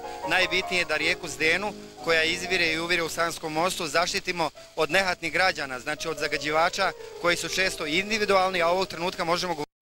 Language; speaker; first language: Bosnian; native; Bosnian